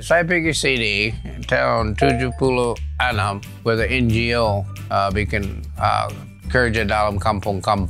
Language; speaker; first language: Indonesian; non-native, learner; English